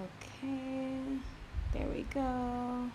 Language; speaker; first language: English; native; English